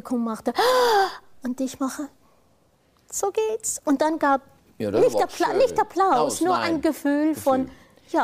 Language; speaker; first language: German; non-native, fluent; English